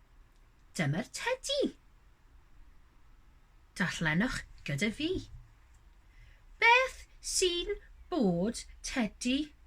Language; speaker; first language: Welsh; non-native, local second language; English